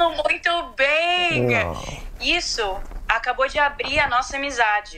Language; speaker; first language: Portuguese; early bilingual, heritage; Portuguese